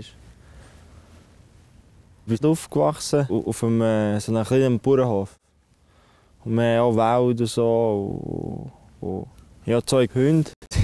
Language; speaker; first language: German; non-native, fluent; Latvian